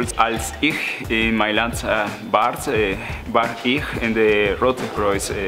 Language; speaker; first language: German; non-native, learner; Spanish